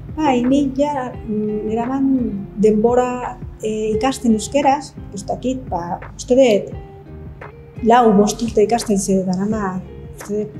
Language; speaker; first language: Basque; non-native, local second language; Spanish